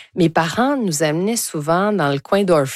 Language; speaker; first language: French; native; French